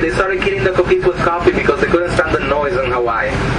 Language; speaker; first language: English; non-native, local second language; Spanish